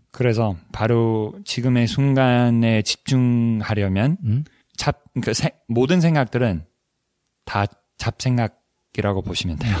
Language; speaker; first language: Korean; non-native, fluent; English